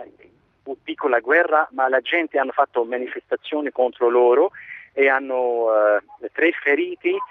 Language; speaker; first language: Italian; non-native, fluent; Arabic